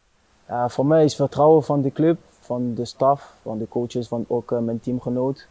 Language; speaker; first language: Dutch; non-native, fluent; French